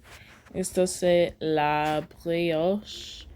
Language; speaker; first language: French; non-native, learner; English